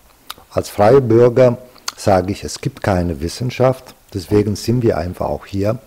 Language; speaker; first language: German; non-native, fluent; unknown